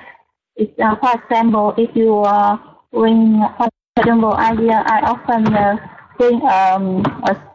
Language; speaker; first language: English; non-native, learner; Vietnamese